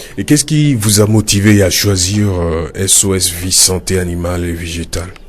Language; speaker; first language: French; non-native, local second language; Ewe